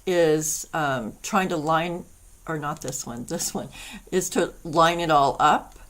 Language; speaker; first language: English; native; English